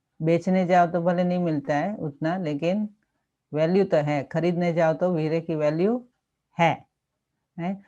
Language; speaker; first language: Hindi; non-native, local second language; Gujarati